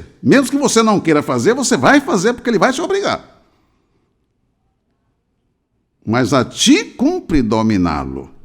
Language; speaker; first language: Portuguese; native; Portuguese